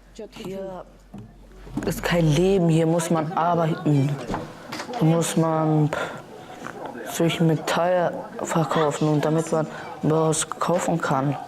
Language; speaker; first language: German; early bilingual, other home language; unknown